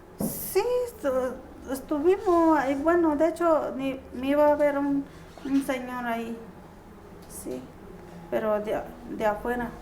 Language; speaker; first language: Spanish; non-native, local second language; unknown